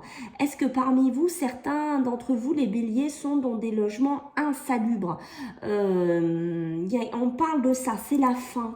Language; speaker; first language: French; native; French